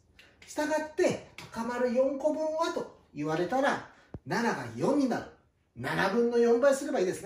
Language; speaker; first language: Japanese; native; Japanese